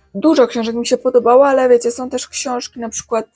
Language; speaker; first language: Polish; native; Polish